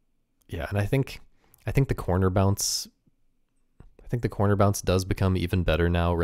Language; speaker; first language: English; native; English